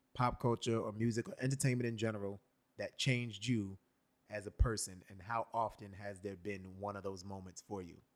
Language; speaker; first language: English; native; English